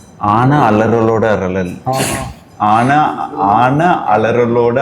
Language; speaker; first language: Malayalam; non-native, learner; Tamil